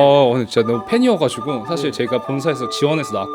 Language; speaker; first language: Korean; native; Korean